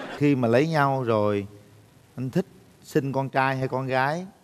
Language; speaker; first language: Vietnamese; native; Vietnamese